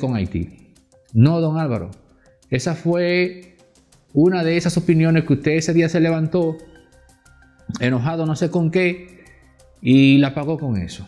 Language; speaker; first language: Spanish; native; Spanish